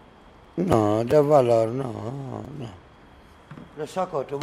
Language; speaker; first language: Spanish; non-native, learner; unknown